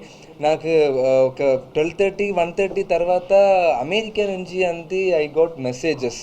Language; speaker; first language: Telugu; non-native, learner; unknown